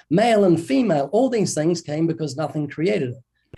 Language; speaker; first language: English; native; English